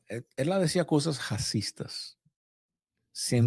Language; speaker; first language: Portuguese; non-native, fluent; Spanish